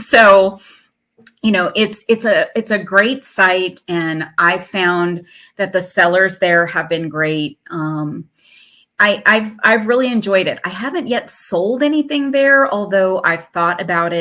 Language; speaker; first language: English; native; English